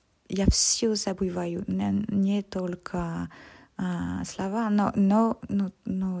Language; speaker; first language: Russian; non-native, learner; French